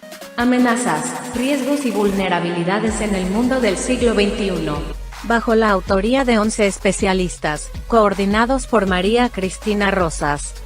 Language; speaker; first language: Spanish; native; Spanish